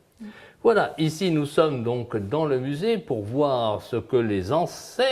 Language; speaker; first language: French; native; French